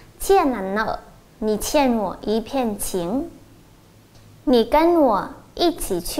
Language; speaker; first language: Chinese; non-native, fluent; Vietnamese